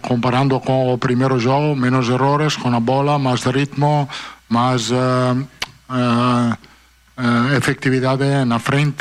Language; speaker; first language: Portuguese; non-native, fluent; Italian